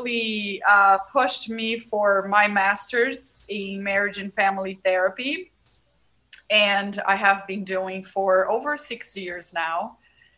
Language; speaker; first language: English; non-native, fluent; Portuguese